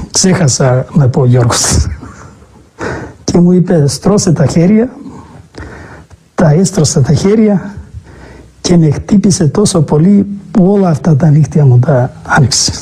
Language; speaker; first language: Greek; non-native, local second language; Macedonian